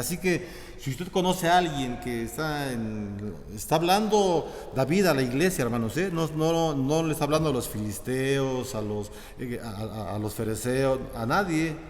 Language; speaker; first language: Spanish; native; Spanish